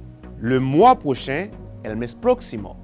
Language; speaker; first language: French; non-native, fluent; Spanish